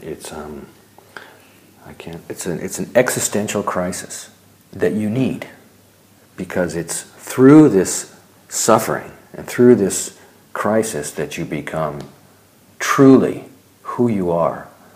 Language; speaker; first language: English; early bilingual, other home language; German